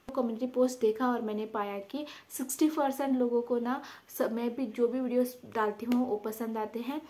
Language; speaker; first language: Hindi; non-native, local second language; Konkani